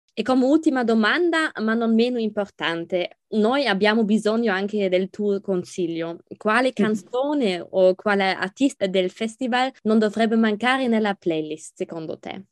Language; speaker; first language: Italian; non-native, fluent; German